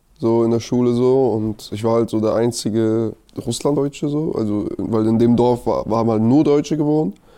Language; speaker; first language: German; early bilingual, other home language; Russian